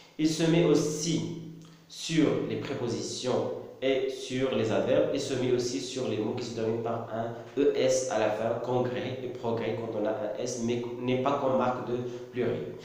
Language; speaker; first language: French; non-native, local second language; Arabic